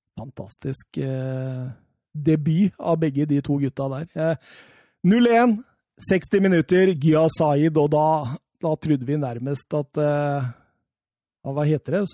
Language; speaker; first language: Norwegian; native; Norwegian